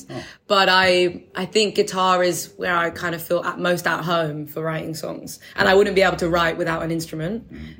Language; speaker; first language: English; native; English